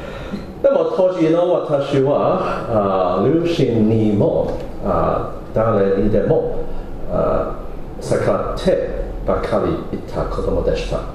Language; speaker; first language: Japanese; non-native, fluent; English